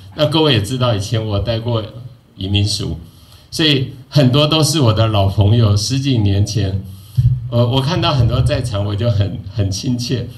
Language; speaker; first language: Chinese; native; Chinese